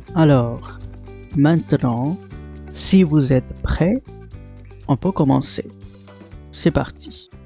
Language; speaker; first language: French; non-native, fluent; Marathi